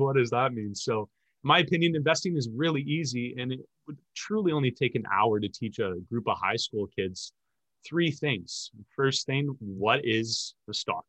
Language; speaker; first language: English; native; English